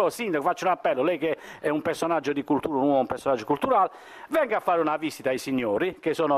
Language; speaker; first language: Italian; native; Italian